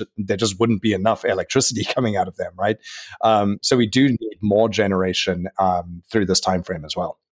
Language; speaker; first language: English; native; English